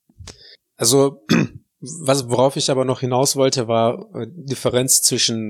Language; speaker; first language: German; native; German